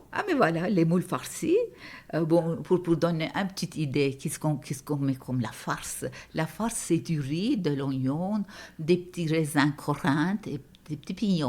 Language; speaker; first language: French; non-native, fluent; Turkish